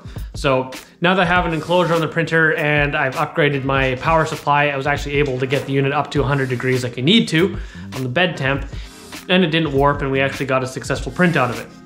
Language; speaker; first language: English; native; English